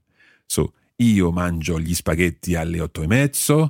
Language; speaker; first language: Italian; non-native, fluent; English